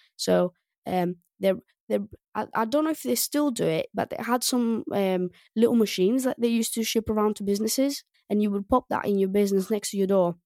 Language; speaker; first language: English; non-native, fluent; Greek